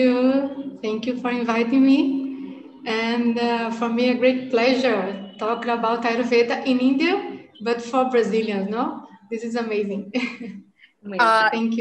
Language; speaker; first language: English; non-native, fluent; Portuguese